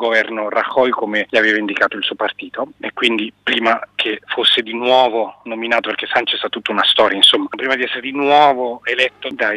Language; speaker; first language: Italian; native; Italian